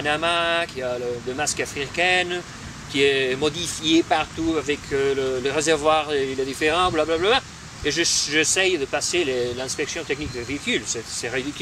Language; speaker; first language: French; non-native, fluent; Spanish